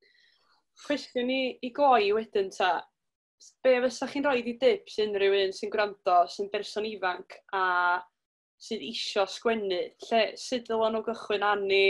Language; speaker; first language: Welsh; native; Welsh